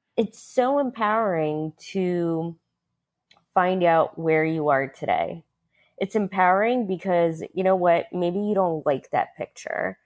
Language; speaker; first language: English; early bilingual, other home language; Russian